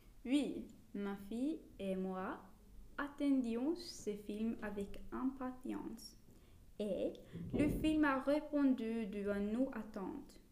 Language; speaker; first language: French; non-native, learner; Swedish